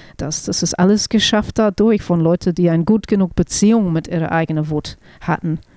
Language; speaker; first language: German; non-native, fluent; English